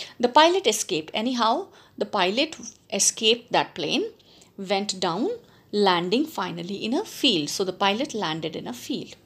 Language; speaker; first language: English; non-native, local second language; Punjabi